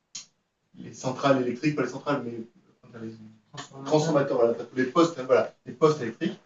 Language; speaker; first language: French; native; French